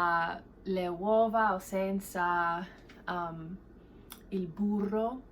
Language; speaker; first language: Italian; non-native, learner; English